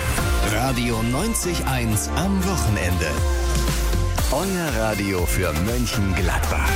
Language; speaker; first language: German; native; German